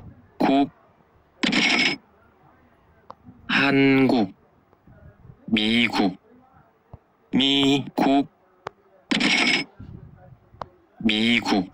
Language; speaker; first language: Korean; non-native, learner; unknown